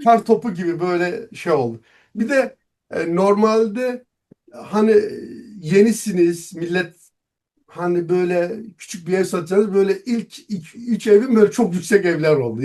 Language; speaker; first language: Turkish; non-native, local second language; Zaza